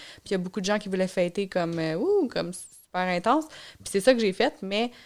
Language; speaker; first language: French; native; French